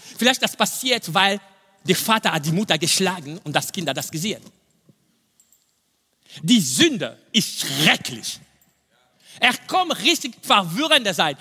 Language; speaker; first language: German; non-native, fluent; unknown